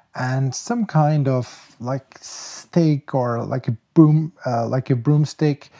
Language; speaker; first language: English; non-native, fluent; German